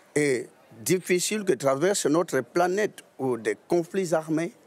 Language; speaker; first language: French; non-native, local second language; Lingala